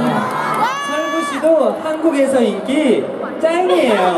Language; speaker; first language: Korean; native; Korean